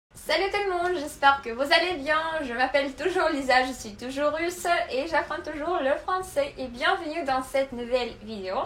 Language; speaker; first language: French; non-native, fluent; Russian